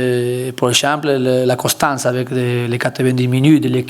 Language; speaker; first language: French; non-native, learner; Spanish